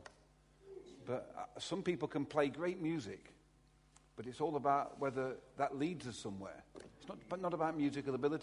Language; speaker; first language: English; native; English